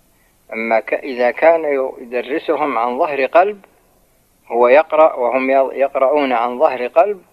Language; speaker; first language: Arabic; native; Arabic